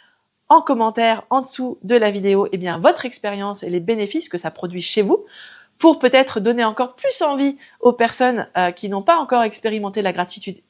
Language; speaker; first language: French; native; French